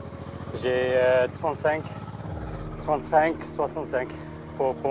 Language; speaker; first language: French; non-native, learner; English